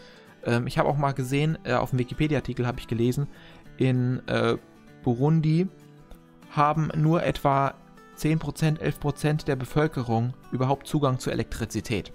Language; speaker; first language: German; native; German